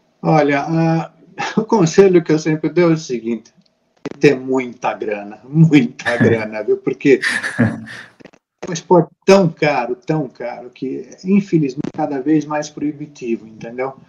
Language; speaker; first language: Portuguese; native; Portuguese